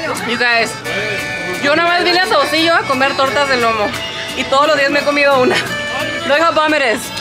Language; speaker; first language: Spanish; early bilingual, heritage; Spanish